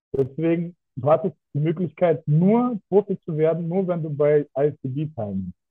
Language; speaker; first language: German; non-native, fluent; Russian